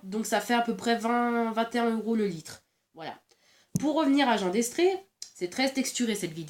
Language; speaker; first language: French; native; French